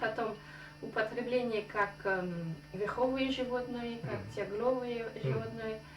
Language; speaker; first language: Russian; non-native, fluent; French